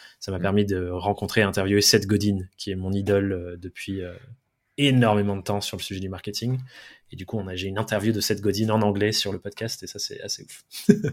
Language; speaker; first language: French; early bilingual, other home language; English